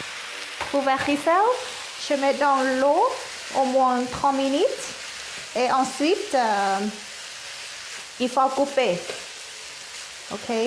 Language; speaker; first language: French; non-native, learner; Thai